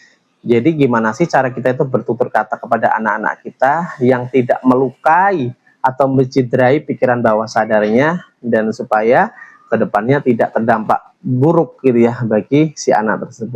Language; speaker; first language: Indonesian; native; Indonesian